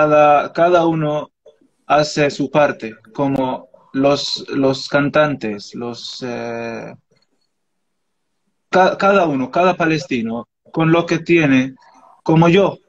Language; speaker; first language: Spanish; non-native, learner; Arabic